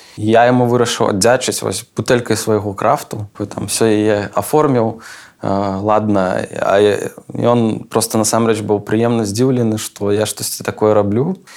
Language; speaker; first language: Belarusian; non-native, local second language; Russian